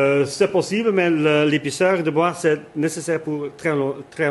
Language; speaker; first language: French; non-native, local second language; Dutch